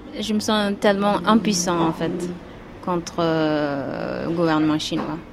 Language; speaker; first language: French; non-native, fluent; Uyghur